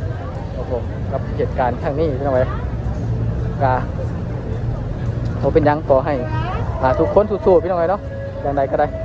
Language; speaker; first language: Thai; non-native, local second language; Lao